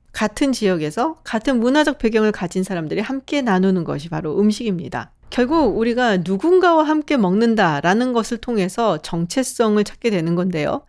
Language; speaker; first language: Korean; native; Korean